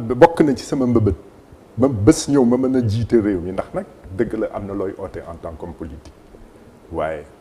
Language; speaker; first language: Wolof; native; Wolof